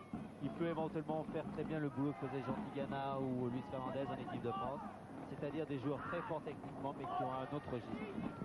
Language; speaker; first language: French; native; French